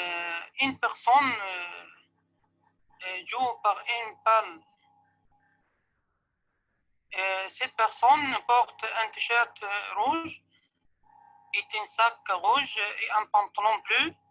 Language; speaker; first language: French; non-native, learner; Arabic